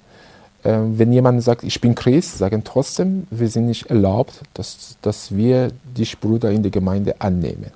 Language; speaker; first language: German; non-native, fluent; Persian